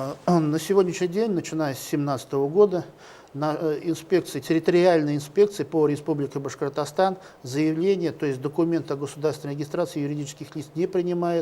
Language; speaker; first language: Russian; native; Russian